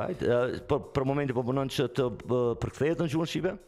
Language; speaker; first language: Albanian; native; Albanian